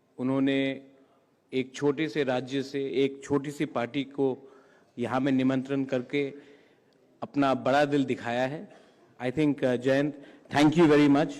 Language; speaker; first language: Hindi; non-native, local second language; Kok Borok